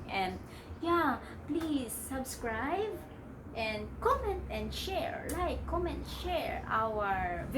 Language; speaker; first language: English; non-native, local second language; Filipino